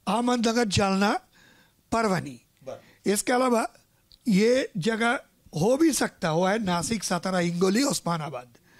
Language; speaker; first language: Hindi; non-native, local second language; Marathi